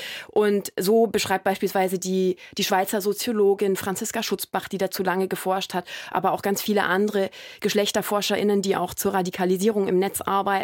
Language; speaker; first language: German; native; German